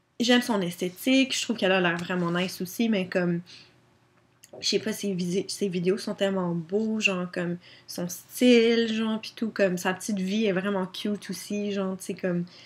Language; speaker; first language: French; native; French